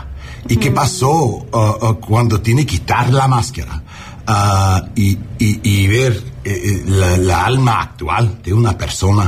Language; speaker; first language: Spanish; non-native, learner; English